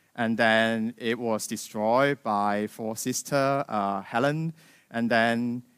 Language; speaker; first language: English; non-native, local second language; Cantonese